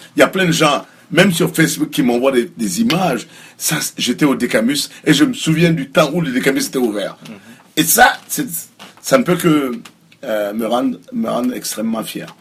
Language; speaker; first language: French; non-native, local second language; Mossi